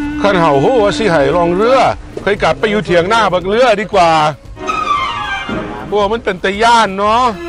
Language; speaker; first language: Thai; non-native, fluent; English